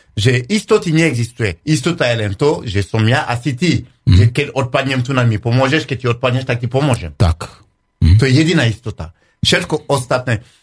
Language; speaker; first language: Slovak; non-native, fluent; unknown